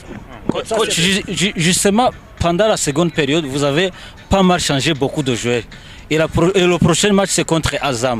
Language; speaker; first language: French; non-native, local second language; Kinyarwanda